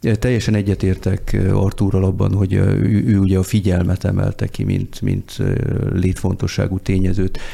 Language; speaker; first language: Hungarian; early bilingual, heritage; Hungarian